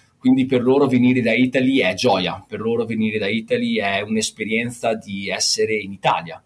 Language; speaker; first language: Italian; native; Italian